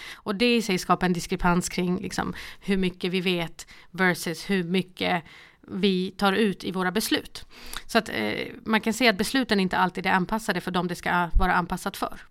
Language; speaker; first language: Swedish; early bilingual, other home language; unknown